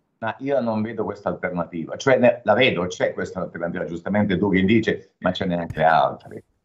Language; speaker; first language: Italian; native; Italian